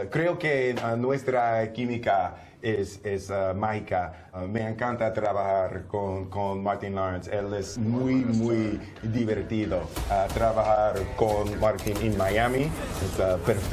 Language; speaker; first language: Spanish; non-native, learner; English